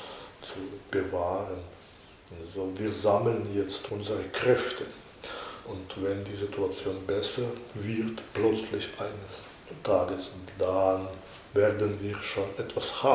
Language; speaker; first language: German; non-native, fluent; Belarusian